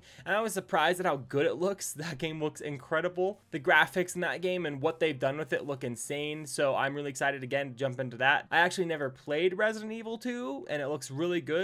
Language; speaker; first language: English; native; English